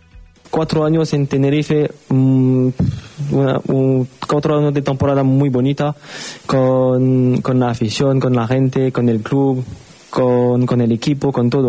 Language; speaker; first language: Spanish; non-native, learner; French